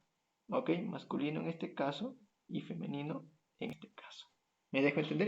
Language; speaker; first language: Spanish; native; Spanish